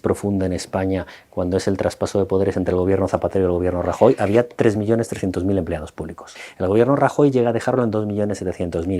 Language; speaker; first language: Spanish; native; Spanish